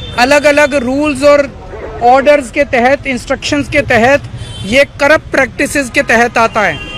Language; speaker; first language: Hindi; native; Hindi